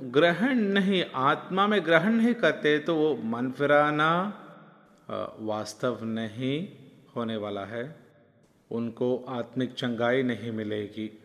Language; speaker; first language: Hindi; non-native, local second language; Malayalam